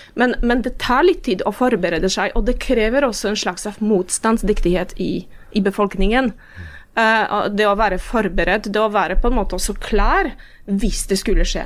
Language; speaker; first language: Norwegian; non-native, fluent; Polish